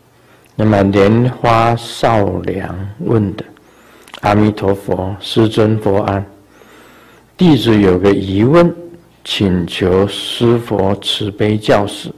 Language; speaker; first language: Chinese; native; Chinese